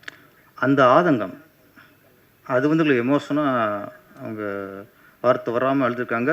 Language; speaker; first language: Tamil; native; Tamil